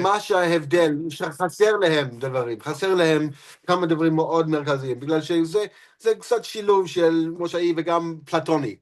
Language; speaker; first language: Hebrew; non-native, fluent; English